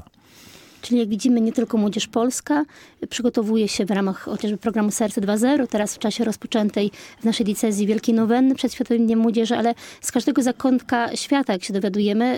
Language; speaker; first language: Polish; native; Polish